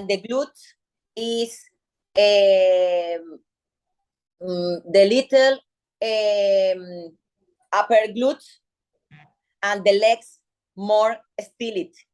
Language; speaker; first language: English; non-native, learner; Spanish